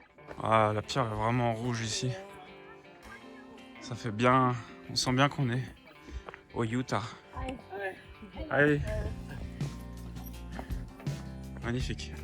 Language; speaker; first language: French; native; French